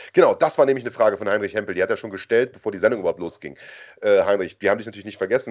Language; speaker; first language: German; native; German